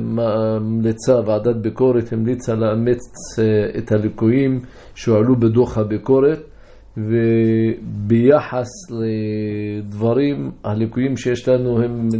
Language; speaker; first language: Hebrew; non-native, local second language; Arabic